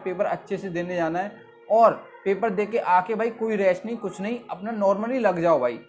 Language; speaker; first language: Hindi; native; Hindi